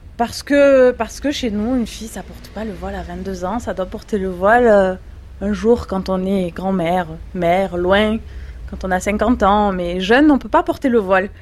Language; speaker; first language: French; native; French